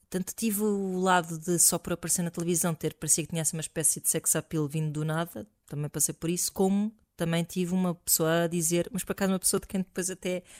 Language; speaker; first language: Portuguese; native; Portuguese